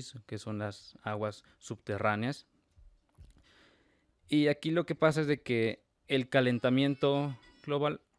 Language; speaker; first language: Spanish; native; Spanish